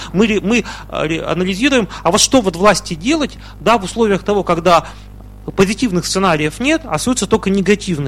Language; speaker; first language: Russian; native; Russian